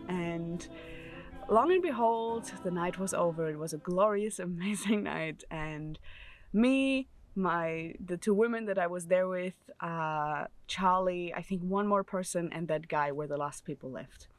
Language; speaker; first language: English; non-native, fluent; German